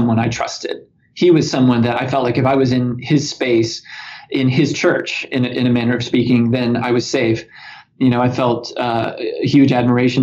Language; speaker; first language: English; native; English